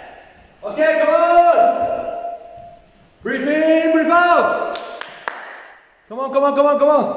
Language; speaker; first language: English; non-native, learner; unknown